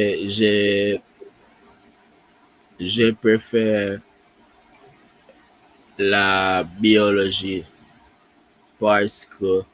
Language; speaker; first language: French; non-native, learner; English